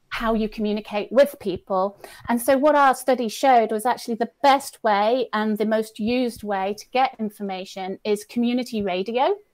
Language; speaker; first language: English; native; English